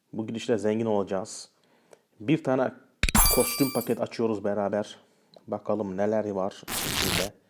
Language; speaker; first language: Turkish; early bilingual, heritage; Turkish